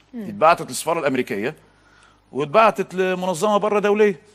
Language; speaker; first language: Arabic; native; Arabic